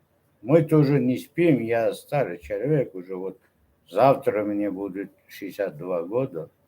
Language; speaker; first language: Russian; non-native, local second language; Turkmen